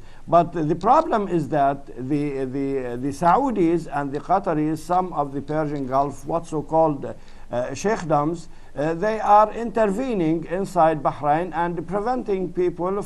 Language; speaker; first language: English; non-native, fluent; Arabic